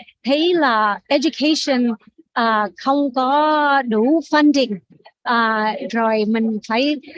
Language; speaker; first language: Vietnamese; early bilingual, heritage; Vietnamese